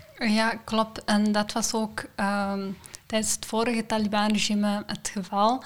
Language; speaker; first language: Dutch; non-native, fluent; Persian